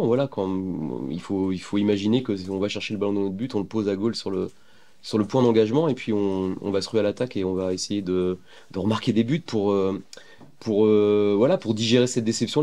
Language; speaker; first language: French; native; French